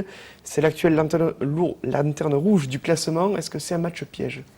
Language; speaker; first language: French; native; French